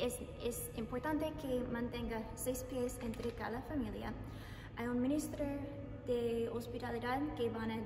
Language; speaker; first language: Spanish; non-native, learner; English